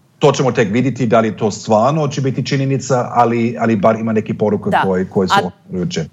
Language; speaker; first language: Serbian; non-native, fluent; German